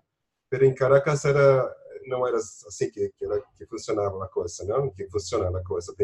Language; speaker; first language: Spanish; non-native, learner; Portuguese